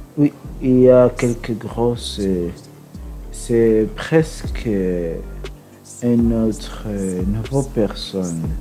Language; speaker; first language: French; non-native, learner; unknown